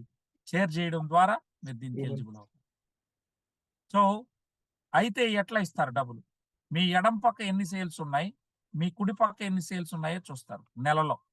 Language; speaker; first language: Telugu; native; Telugu